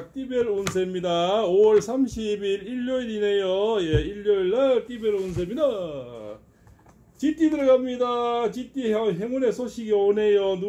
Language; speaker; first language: Korean; native; Korean